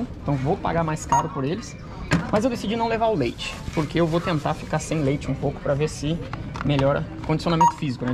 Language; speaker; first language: Portuguese; native; Portuguese